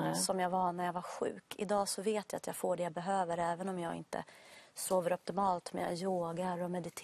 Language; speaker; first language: Swedish; native; Swedish